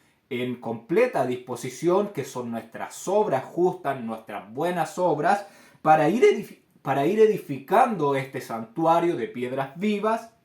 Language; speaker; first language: Spanish; native; Spanish